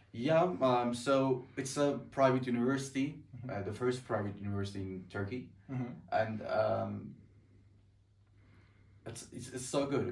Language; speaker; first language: English; non-native, fluent; Turkish